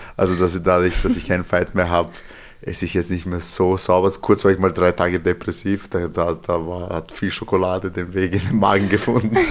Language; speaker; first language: German; early bilingual, other home language; Serbian